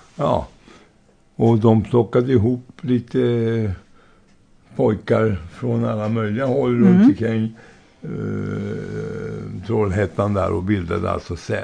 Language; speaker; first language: Swedish; native; Swedish